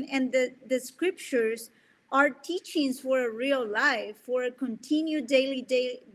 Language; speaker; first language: English; non-native, fluent; Spanish